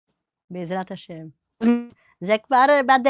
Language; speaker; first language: Hebrew; non-native, fluent; Portuguese